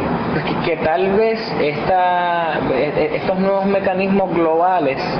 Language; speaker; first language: Spanish; native; Spanish